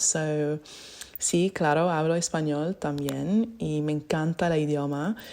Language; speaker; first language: Spanish; early bilingual, other home language; English